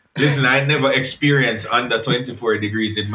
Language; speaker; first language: English; non-native, local second language; Jamaican Creole English